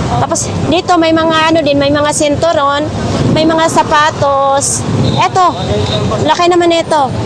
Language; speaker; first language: Filipino; non-native, local second language; Masbatenyo